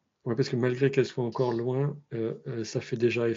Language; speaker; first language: French; native; French